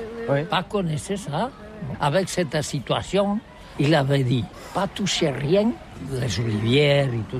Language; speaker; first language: French; non-native, learner; Catalan